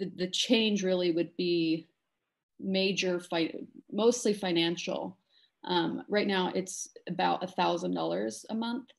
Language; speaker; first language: English; native; English